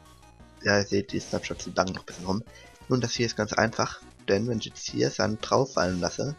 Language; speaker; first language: German; native; German